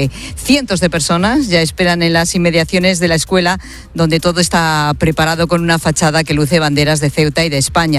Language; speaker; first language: Spanish; native; Spanish